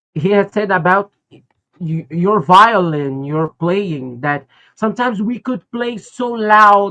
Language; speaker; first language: English; non-native, fluent; Portuguese